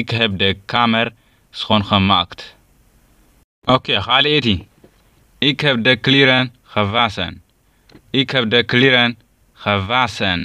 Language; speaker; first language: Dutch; non-native, learner; Tigrinya